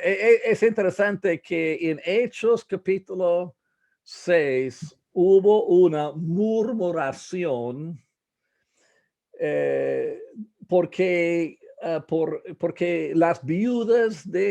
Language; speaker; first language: Spanish; non-native, fluent; English